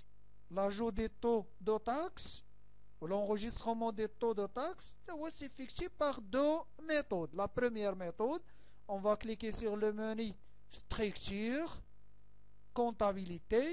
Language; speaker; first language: French; non-native, local second language; Arabic